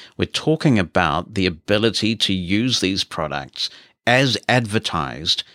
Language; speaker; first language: English; native; English